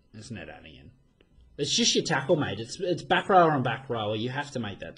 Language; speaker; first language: English; native; English